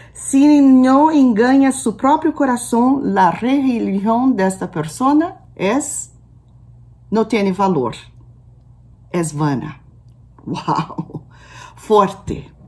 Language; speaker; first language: Spanish; non-native, learner; Portuguese